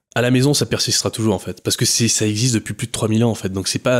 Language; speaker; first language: French; native; French